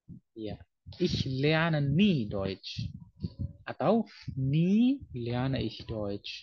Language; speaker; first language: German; non-native, fluent; Indonesian